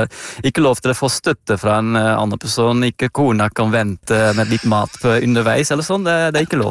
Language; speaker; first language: Norwegian; non-native, fluent; Dutch